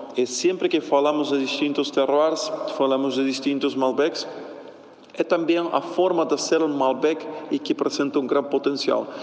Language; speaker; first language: Portuguese; non-native, fluent; Spanish